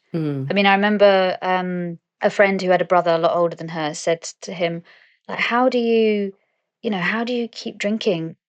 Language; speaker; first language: English; native; English